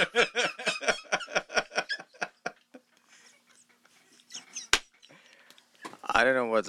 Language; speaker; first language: English; non-native, local second language; Afrikaans